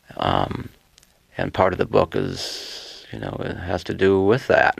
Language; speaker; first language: English; native; English